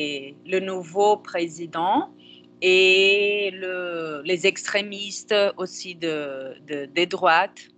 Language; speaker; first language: French; non-native, fluent; Portuguese